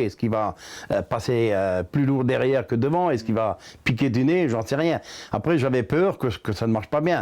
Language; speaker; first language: French; native; French